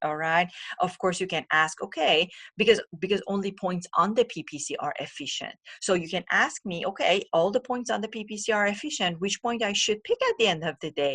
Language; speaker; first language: English; non-native, fluent; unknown